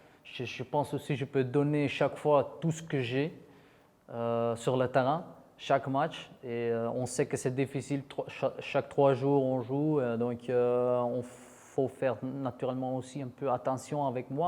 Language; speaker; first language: French; non-native, fluent; Dutch